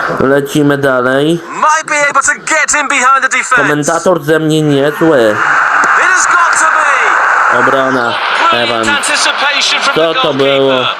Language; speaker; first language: Polish; native; Polish